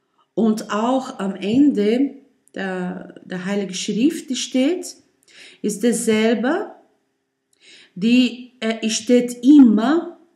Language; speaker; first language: German; non-native, learner; Portuguese